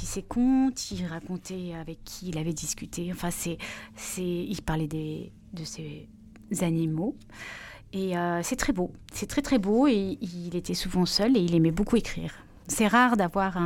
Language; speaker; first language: French; native; French